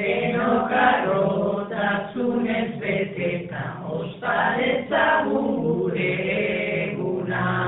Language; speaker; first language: Basque; non-native, learner; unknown